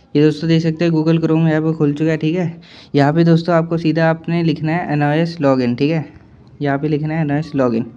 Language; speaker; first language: Hindi; native; Hindi